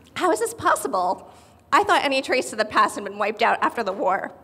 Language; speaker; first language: English; native; English